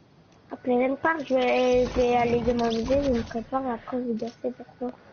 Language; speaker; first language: French; native; French